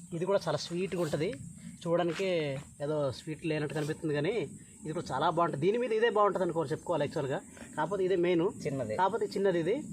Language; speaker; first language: Telugu; non-native, local second language; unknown